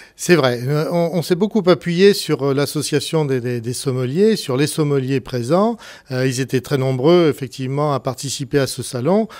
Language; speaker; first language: French; native; French